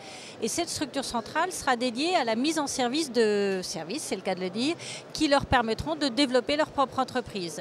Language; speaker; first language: French; native; French